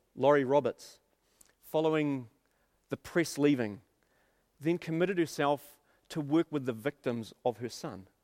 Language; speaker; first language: English; native; English